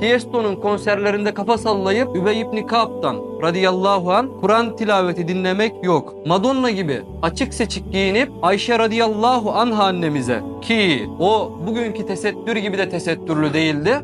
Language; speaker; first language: Turkish; native; Turkish